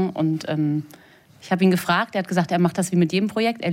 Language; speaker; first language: German; native; German